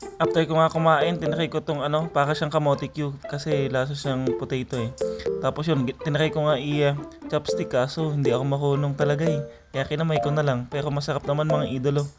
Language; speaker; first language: Filipino; native; Filipino